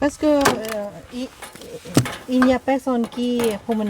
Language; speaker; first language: French; non-native, learner; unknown